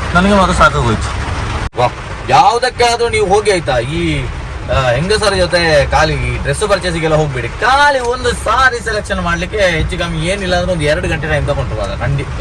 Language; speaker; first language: Kannada; non-native, local second language; Tulu